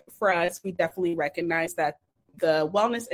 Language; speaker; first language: English; native; English